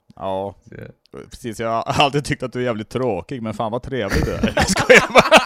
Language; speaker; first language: Swedish; native; Swedish